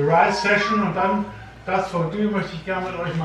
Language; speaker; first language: German; native; German